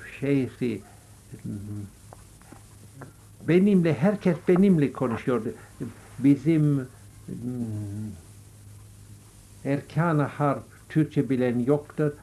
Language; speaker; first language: Turkish; non-native, fluent; English